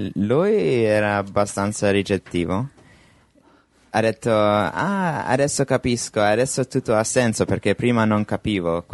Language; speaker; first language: Italian; non-native, learner; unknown